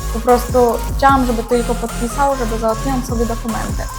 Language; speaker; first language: Polish; non-native, learner; Ukrainian